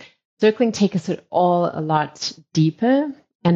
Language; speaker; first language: English; native; English